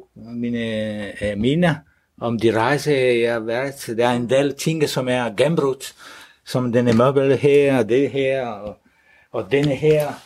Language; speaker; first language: Danish; non-native, fluent; Italian